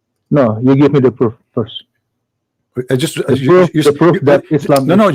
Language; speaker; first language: English; non-native, learner; Indonesian